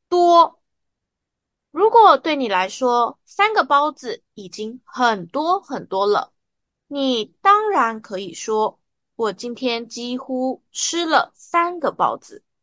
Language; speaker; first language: Chinese; native; Chinese